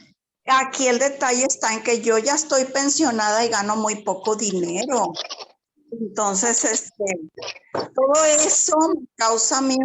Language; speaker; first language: Spanish; native; Spanish